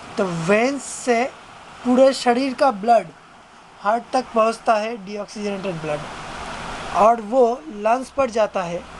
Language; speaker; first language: Hindi; non-native, local second language; Bangla